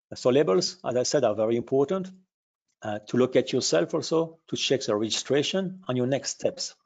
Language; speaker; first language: English; non-native, fluent; French